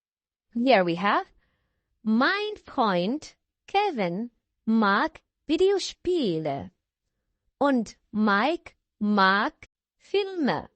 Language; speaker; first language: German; non-native, fluent; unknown